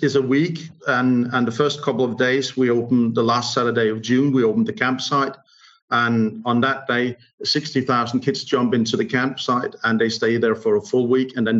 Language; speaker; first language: English; non-native, fluent; Danish